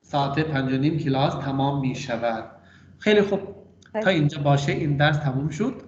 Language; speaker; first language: Persian; non-native, fluent; Urdu